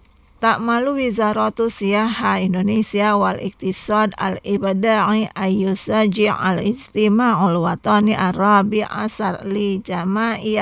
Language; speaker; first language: Arabic; non-native, fluent; Indonesian